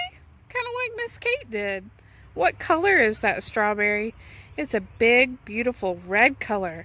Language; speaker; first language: English; native; English